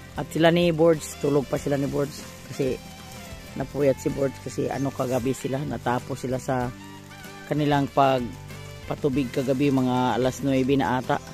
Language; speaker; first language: Filipino; non-native, local second language; Cebuano